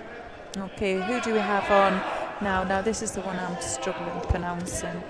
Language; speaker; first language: English; native; English